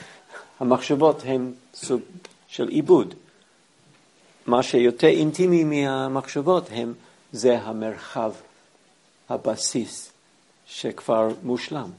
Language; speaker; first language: Hebrew; non-native, fluent; English